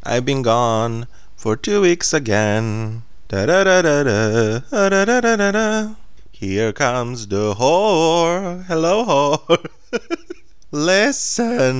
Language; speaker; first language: English; non-native, fluent; Serbian